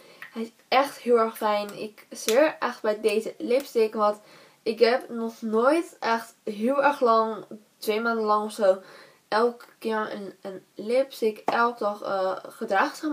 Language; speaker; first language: Dutch; native; Dutch